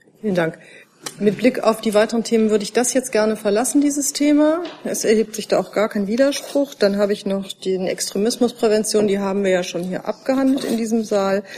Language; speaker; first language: German; native; German